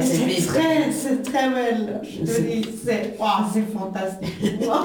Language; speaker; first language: French; non-native, learner; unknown